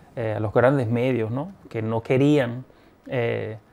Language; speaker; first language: Spanish; non-native, fluent; German